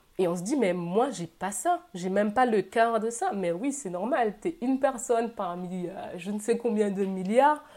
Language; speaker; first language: French; native; French